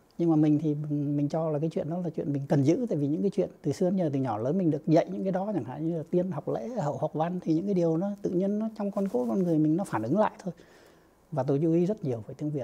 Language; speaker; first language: Vietnamese; native; Vietnamese